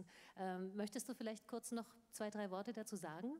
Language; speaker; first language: German; native; German